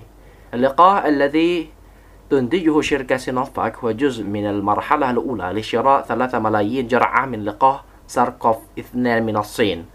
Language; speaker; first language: Arabic; non-native, fluent; Indonesian